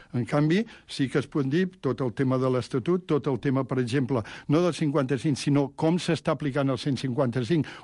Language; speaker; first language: Catalan; native; Catalan